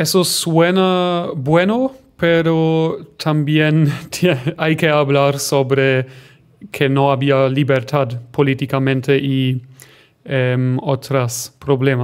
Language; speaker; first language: Spanish; non-native, fluent; German